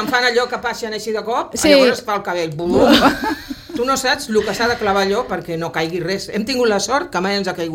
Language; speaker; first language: Catalan; native; Catalan